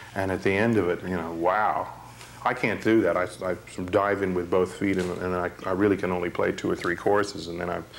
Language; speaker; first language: English; native; English